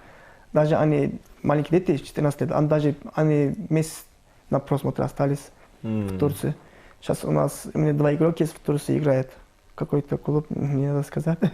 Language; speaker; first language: Russian; non-native, learner; Turkish